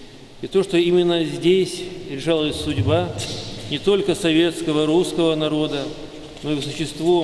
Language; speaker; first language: Russian; native; Russian